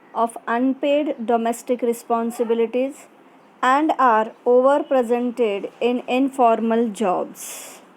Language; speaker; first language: English; non-native, local second language; Marathi